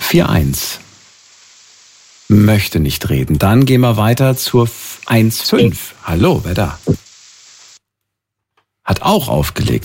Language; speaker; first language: German; native; German